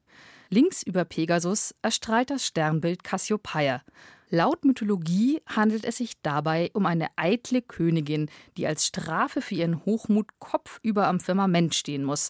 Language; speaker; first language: German; native; German